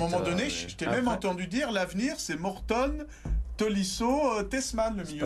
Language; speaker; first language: French; native; French